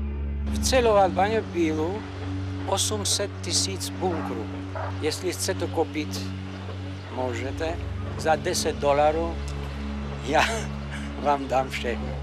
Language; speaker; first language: Czech; non-native, fluent; Albanian